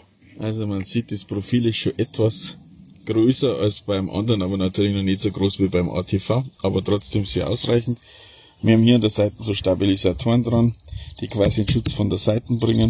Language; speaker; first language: German; native; German